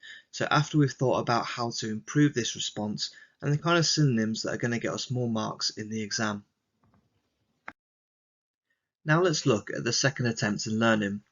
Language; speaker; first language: English; native; English